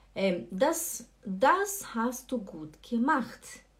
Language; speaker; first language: German; non-native, fluent; Portuguese